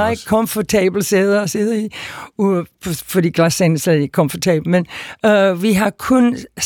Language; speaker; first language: Danish; non-native, fluent; English